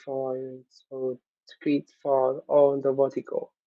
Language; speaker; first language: English; non-native, learner; Vietnamese